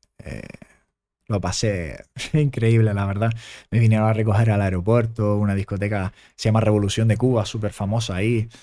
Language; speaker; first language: Spanish; early bilingual, other home language; German